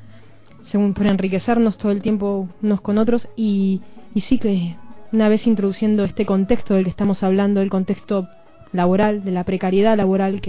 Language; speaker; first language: Spanish; native; Spanish